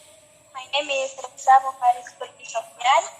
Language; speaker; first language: English; non-native, learner; Indonesian